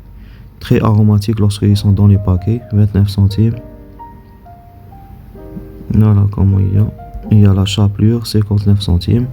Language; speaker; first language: French; non-native, local second language; Arabic